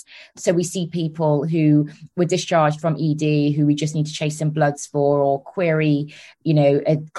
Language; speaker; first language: English; native; English